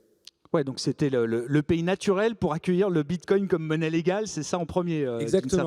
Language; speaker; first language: French; native; French